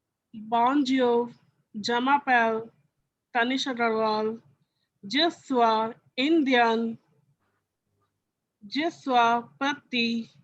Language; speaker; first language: French; non-native, learner; Hindi